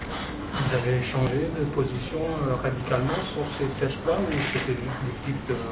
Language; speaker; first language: French; native; French